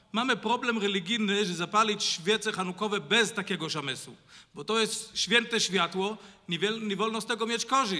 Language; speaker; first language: Polish; non-native, learner; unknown